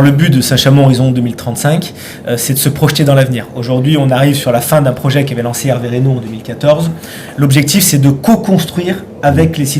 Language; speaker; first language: French; native; French